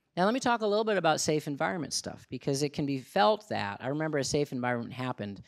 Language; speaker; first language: English; native; English